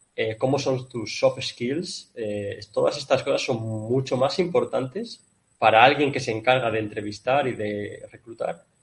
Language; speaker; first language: Spanish; native; Spanish